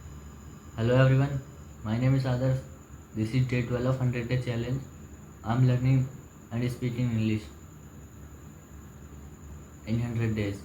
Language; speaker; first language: English; non-native, learner; Hindi